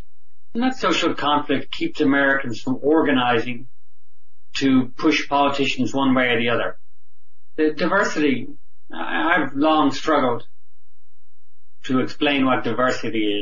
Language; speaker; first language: English; native; English